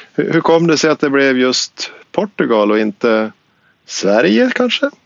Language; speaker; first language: Swedish; native; Swedish